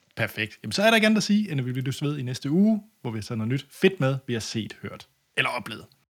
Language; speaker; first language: Danish; native; Danish